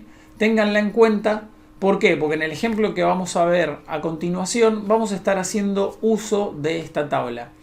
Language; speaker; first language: Spanish; native; Spanish